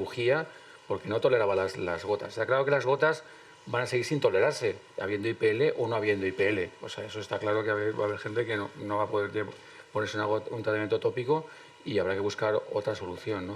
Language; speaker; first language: Spanish; native; Spanish